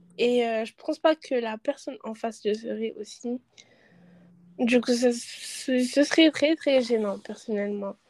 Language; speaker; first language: French; non-native, local second language; Wolof